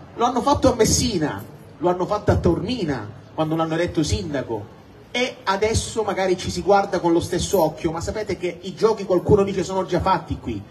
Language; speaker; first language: Italian; native; Italian